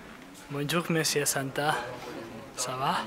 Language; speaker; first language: French; non-native, learner; Spanish